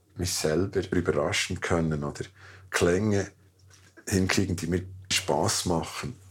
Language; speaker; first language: German; native; German